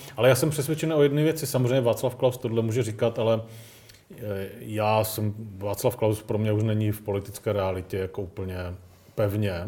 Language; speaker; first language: Czech; early bilingual, other home language; Greek